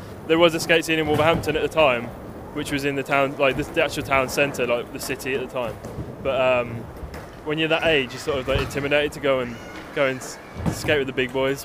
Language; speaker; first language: English; native; English